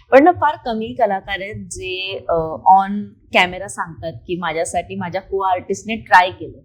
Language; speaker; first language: Marathi; native; Marathi